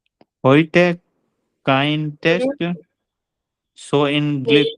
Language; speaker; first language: German; non-native, learner; Hindi